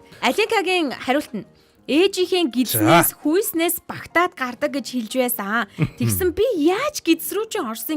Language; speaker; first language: Mongolian; native; Mongolian